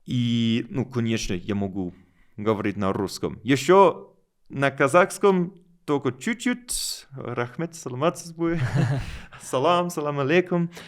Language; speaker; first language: Russian; non-native, learner; English